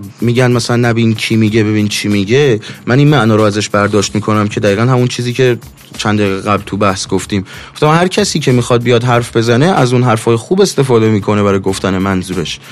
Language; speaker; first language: Persian; native; Persian